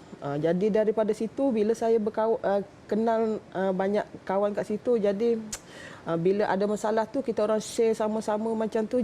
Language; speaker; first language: Malay; non-native, local second language; Iban